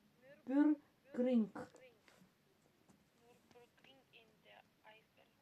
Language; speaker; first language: German; non-native, learner; Macedonian